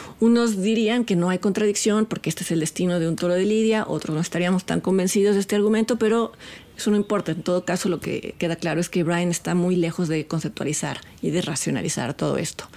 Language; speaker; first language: Spanish; native; Spanish